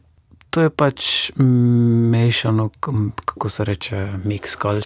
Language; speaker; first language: Slovenian; non-native, fluent; Persian